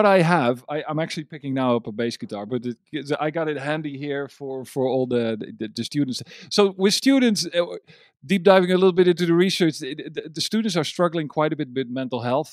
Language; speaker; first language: English; non-native, fluent; Dutch